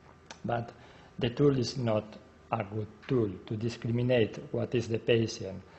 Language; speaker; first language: English; non-native, learner; Spanish